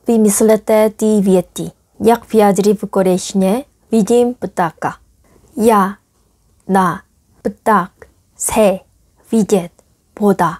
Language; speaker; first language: Czech; non-native, fluent; Korean